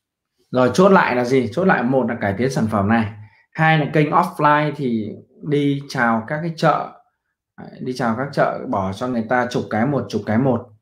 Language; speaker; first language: Vietnamese; native; Vietnamese